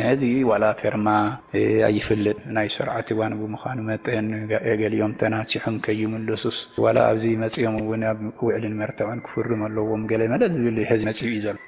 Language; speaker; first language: Tigrinya; non-native, local second language; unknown